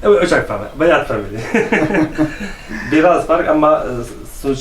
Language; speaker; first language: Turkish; non-native, learner; Arabic